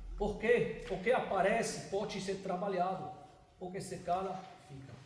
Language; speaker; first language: Portuguese; non-native, fluent; German